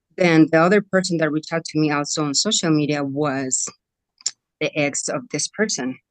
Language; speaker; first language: English; non-native, fluent; Spanish